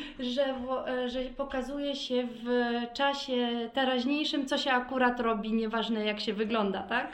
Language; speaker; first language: Polish; early bilingual, heritage; Polish